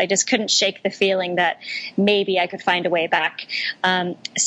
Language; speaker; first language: English; native; English